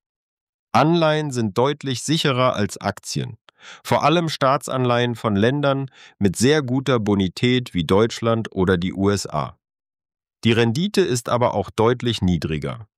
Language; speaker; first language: German; native; German